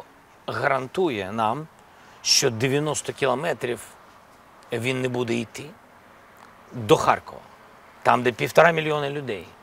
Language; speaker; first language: Ukrainian; non-native, local second language; Russian